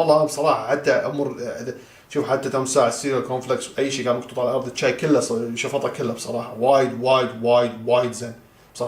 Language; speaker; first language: Arabic; native; Arabic